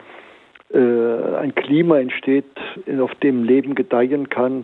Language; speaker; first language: German; native; German